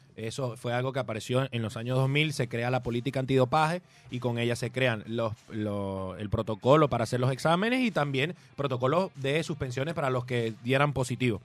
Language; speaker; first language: Spanish; native; Spanish